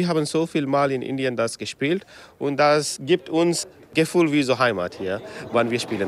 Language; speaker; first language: German; non-native, learner; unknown